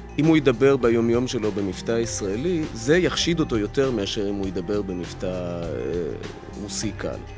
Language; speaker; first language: Hebrew; early bilingual, other home language; Russian